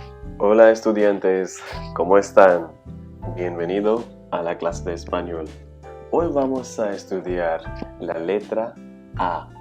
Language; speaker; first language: Spanish; non-native, fluent; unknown